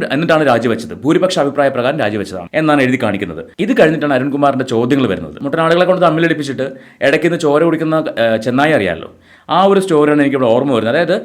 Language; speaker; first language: Malayalam; native; Malayalam